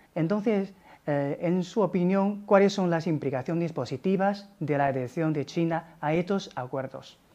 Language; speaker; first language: Spanish; non-native, fluent; Chinese